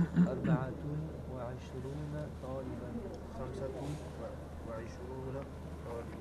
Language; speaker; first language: Arabic; non-native, learner; French